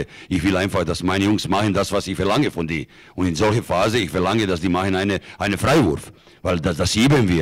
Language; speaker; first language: German; non-native, fluent; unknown